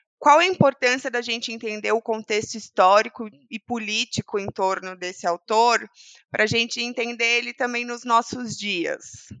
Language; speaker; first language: Portuguese; native; Portuguese